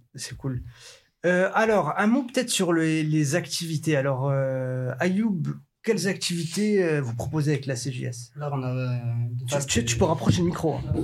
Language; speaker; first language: French; native; French